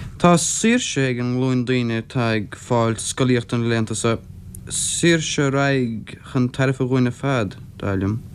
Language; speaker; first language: Irish; non-native, local second language; English